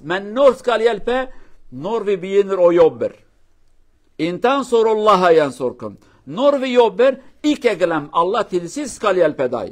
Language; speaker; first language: Norwegian; non-native, learner; Kurdish